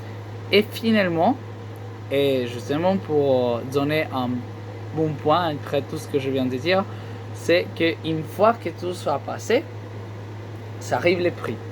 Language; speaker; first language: French; non-native, learner; Spanish